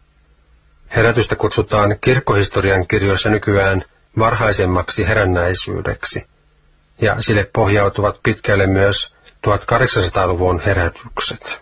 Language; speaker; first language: Finnish; native; Finnish